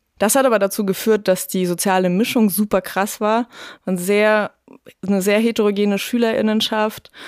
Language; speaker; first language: German; early bilingual, other home language; Russian